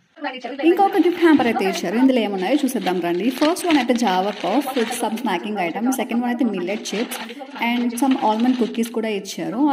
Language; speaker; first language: Telugu; native; Telugu